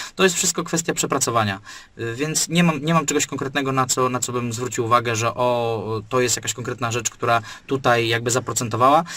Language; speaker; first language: Polish; native; Polish